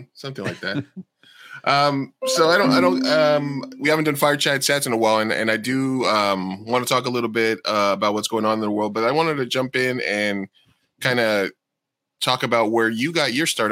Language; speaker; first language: English; native; English